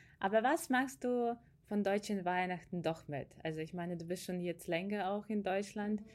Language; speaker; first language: German; non-native, fluent; Ukrainian